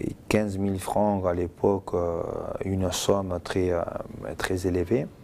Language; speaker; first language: French; non-native, fluent; Spanish